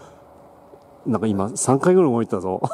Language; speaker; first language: Japanese; native; Japanese